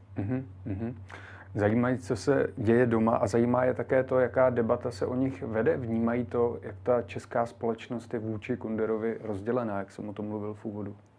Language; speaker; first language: Czech; native; Czech